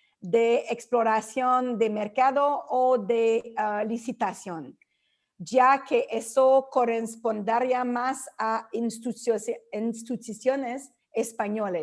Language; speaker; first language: Spanish; non-native, fluent; French